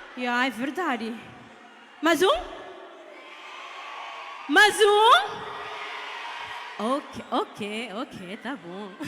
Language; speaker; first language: Portuguese; non-native, local second language; Kabuverdianu